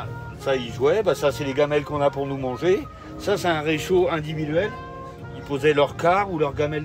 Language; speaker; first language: French; native; French